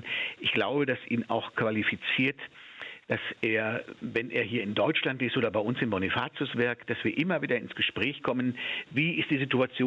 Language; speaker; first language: German; native; German